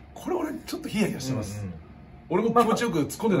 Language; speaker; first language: Japanese; native; Japanese